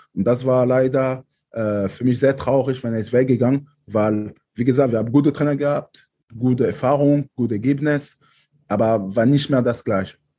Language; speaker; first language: German; non-native, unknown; French